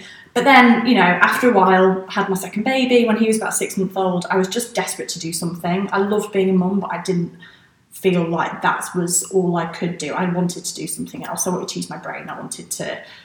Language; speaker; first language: English; native; English